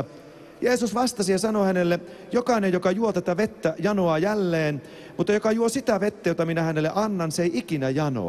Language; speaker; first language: Finnish; native; Finnish